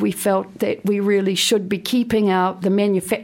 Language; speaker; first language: English; native; English